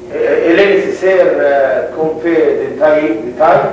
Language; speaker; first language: French; non-native, local second language; Arabic